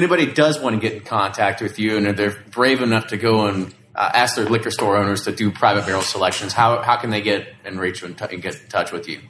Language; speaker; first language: English; native; English